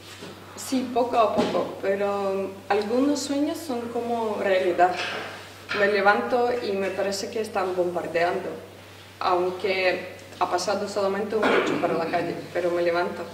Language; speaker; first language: Spanish; non-native, fluent; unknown